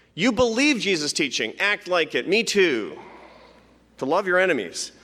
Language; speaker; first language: English; native; English